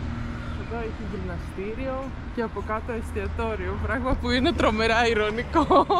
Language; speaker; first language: Greek; non-native, fluent; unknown